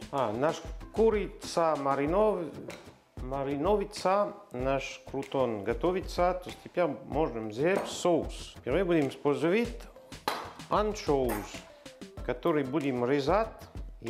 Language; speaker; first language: Russian; non-native, learner; French